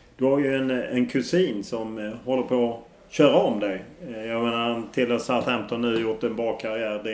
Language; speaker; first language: Swedish; native; Swedish